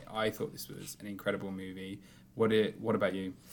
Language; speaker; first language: English; native; English